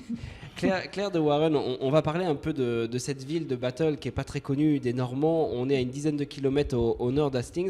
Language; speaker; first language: French; native; French